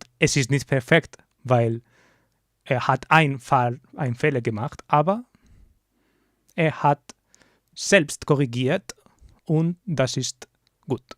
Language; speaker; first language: German; non-native, learner; English